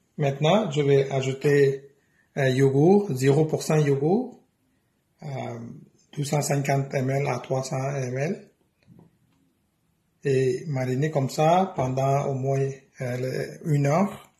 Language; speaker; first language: French; non-native, fluent; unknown